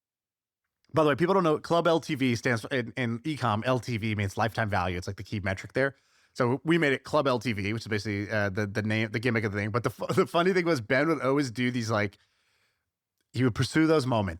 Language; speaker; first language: English; native; English